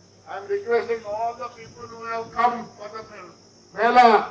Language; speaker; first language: English; non-native, local second language; Telugu